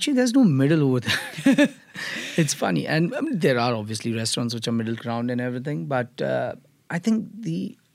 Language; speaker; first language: English; non-native, local second language; Gujarati